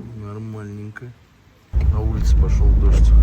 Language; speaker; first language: Russian; native; Russian